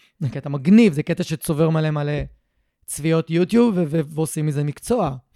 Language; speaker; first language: Hebrew; native; Hebrew